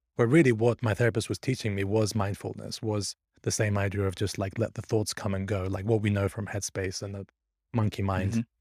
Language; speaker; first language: English; early bilingual, other home language; Persian